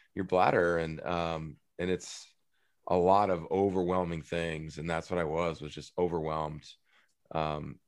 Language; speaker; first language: English; native; English